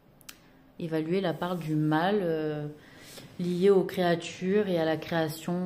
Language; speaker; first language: French; native; French